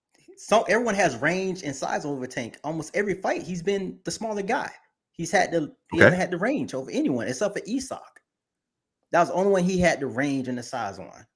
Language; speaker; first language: English; native; English